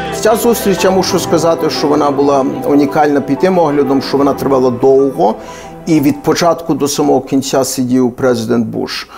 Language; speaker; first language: Ukrainian; early bilingual, heritage; Ukrainian